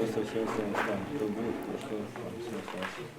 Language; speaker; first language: Russian; native; Russian